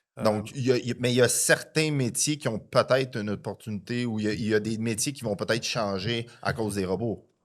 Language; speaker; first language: French; native; French